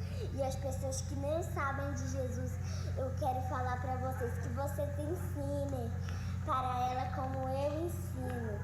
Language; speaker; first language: Portuguese; non-native, local second language; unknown